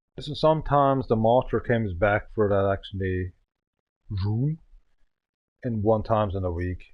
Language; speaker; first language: English; non-native, learner; German